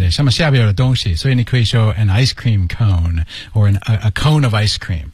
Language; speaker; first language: Chinese; non-native, learner; English